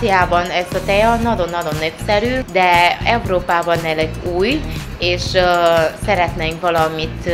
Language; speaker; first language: Hungarian; non-native, learner; Vietnamese